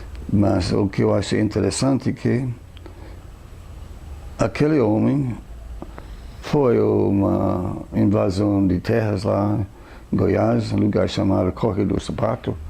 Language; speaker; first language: Portuguese; non-native, fluent; English